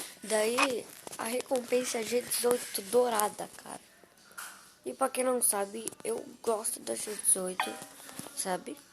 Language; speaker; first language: Portuguese; native; Portuguese